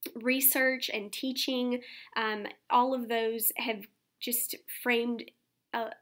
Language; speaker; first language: English; native; English